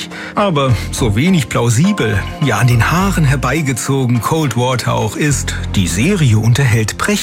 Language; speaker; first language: German; native; German